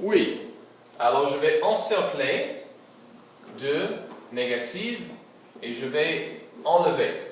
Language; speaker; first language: French; non-native, local second language; English